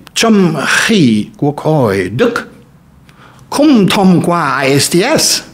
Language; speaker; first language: Vietnamese; non-native, fluent; German